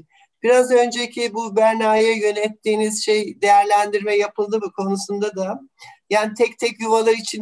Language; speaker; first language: Turkish; native; Turkish